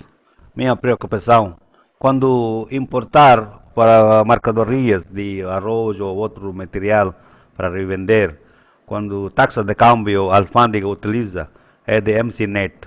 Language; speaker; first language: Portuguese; non-native, learner; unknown